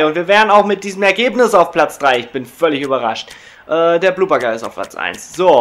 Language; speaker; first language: German; native; German